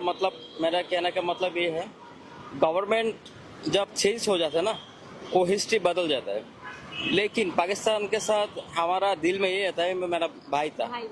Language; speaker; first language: Hindi; non-native, learner; Bangla